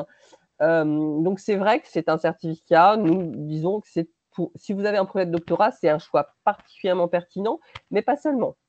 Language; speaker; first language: French; native; French